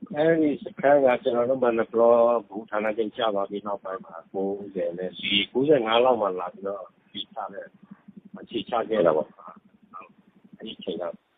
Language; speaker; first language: Burmese; non-native, local second language; S'gaw Karen